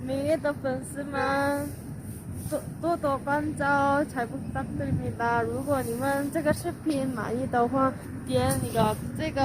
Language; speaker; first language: Chinese; non-native, fluent; Korean